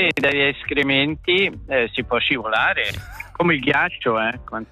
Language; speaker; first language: Italian; non-native, local second language; German